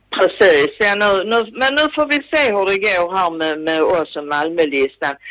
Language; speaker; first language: Swedish; native; Swedish